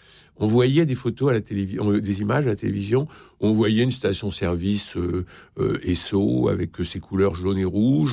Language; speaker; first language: French; native; French